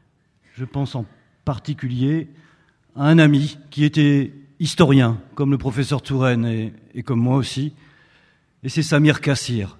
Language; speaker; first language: French; native; French